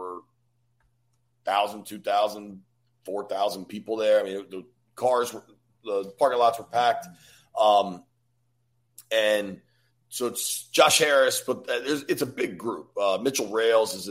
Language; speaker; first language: English; native; English